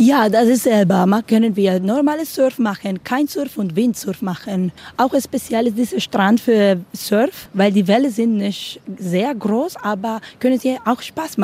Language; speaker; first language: German; non-native, learner; Spanish